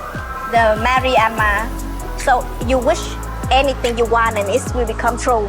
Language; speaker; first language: English; non-native, learner; Vietnamese